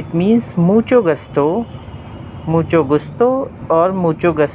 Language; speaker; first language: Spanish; non-native, learner; Hindi